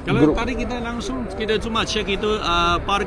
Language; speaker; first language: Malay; non-native, fluent; Chinese